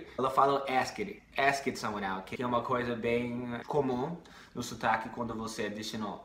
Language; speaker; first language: Portuguese; non-native, fluent; English